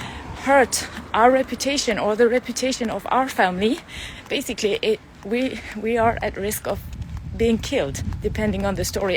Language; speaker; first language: English; non-native, fluent; French